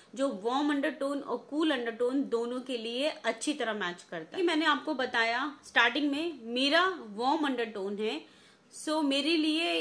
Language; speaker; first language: Hindi; native; Hindi